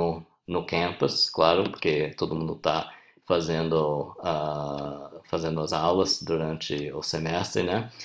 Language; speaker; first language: Portuguese; non-native, fluent; English